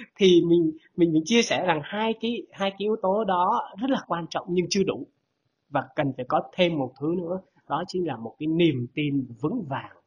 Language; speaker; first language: Vietnamese; non-native, local second language; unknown